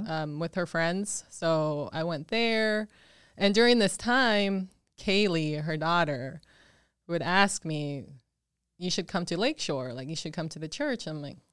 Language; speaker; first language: English; early bilingual, other home language; Spanish